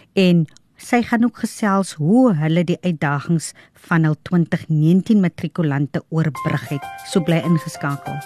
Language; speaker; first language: Afrikaans; native; Afrikaans